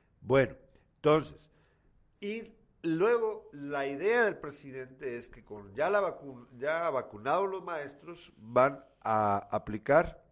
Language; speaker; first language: Spanish; native; Spanish